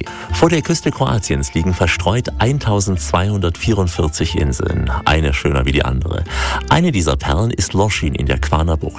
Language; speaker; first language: German; native; German